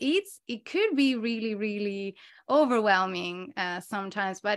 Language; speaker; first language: English; non-native, fluent; Italian